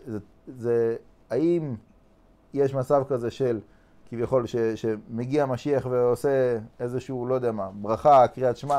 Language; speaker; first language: Hebrew; non-native, fluent; English